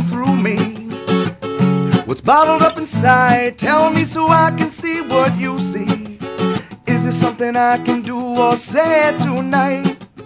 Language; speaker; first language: English; native; English